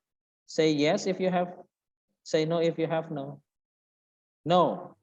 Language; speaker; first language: English; non-native, fluent; Indonesian